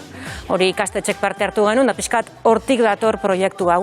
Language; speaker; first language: Basque; native; Basque